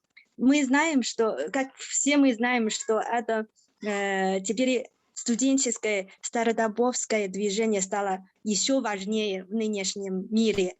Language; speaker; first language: Russian; non-native, fluent; Chinese